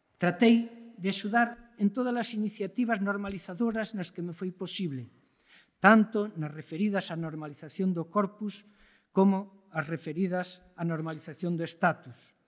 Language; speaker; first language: Galician; native; Galician